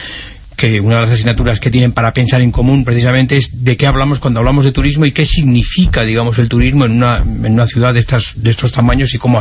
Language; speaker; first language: Spanish; native; Spanish